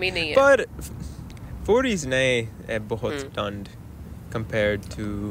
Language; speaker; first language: Punjabi; non-native, learner; English